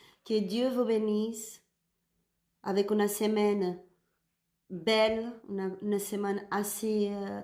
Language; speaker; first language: French; non-native, learner; Spanish